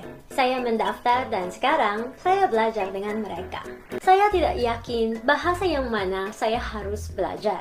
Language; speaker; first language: Indonesian; non-native, fluent; Filipino